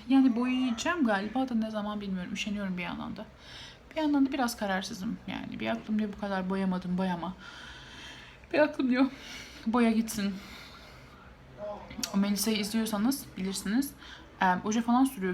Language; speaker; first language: Turkish; native; Turkish